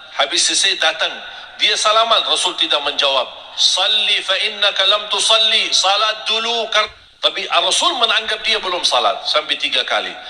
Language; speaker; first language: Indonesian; non-native, fluent; Arabic